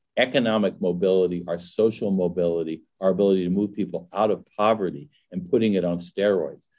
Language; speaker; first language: English; native; English